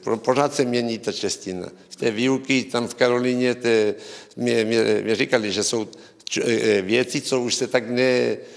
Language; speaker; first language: Czech; early bilingual, heritage; Czech